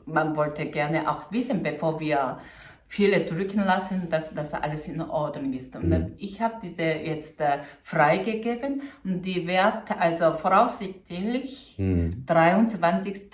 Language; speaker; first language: German; non-native, fluent; Korean